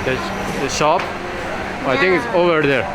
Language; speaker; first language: English; non-native, fluent; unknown